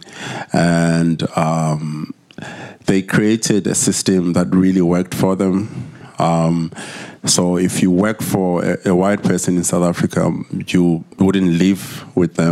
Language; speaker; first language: English; non-native, local second language; Zulu